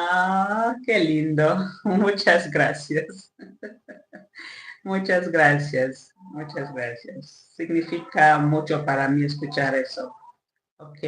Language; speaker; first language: Spanish; non-native, learner; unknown